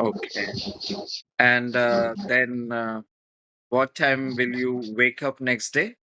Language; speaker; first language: English; non-native, fluent; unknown